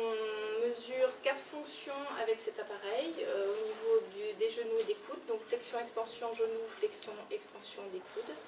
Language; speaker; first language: French; native; French